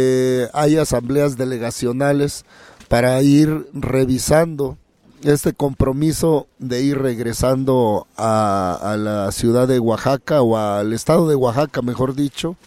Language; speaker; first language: Spanish; native; Spanish